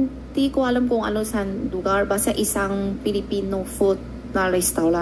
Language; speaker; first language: Filipino; non-native, learner; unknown